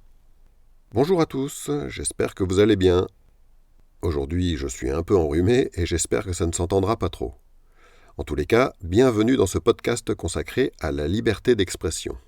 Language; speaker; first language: French; native; French